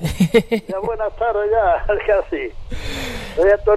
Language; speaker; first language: Spanish; native; Spanish